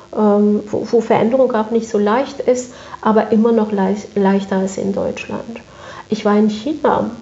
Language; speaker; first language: German; non-native, fluent; French